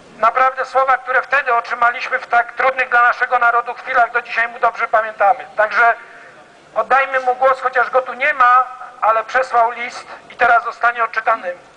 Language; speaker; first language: Polish; native; Polish